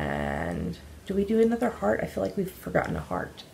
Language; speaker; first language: English; native; English